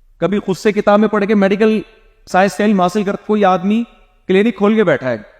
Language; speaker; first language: Urdu; native; Urdu